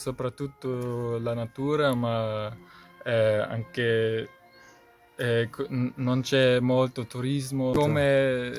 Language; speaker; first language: Italian; non-native, learner; German